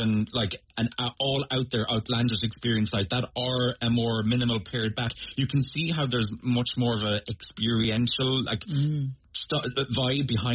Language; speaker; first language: English; native; English